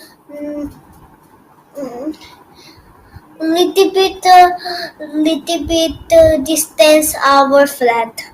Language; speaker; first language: English; non-native, learner; Hindi